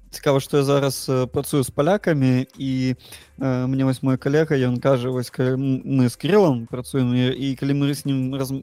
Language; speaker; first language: Belarusian; non-native, local second language; Russian